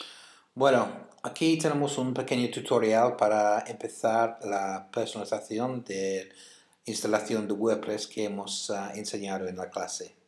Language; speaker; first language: Spanish; non-native, fluent; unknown